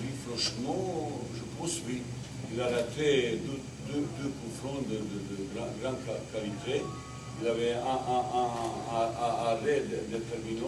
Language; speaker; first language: French; non-native, learner; Bosnian